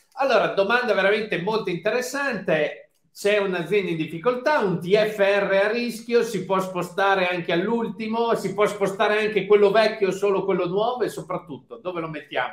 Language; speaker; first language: Italian; native; Italian